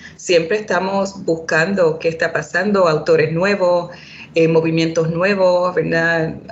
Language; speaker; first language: Spanish; early bilingual, heritage; Spanish